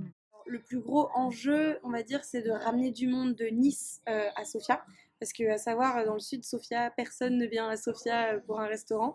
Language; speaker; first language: French; native; French